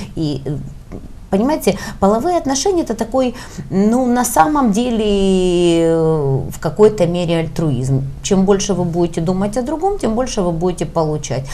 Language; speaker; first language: Russian; native; Russian